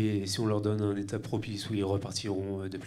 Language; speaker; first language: French; native; French